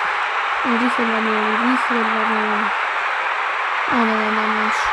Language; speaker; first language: Slovak; native; Slovak